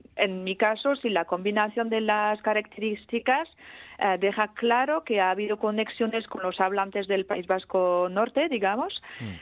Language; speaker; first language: Spanish; non-native, fluent; Basque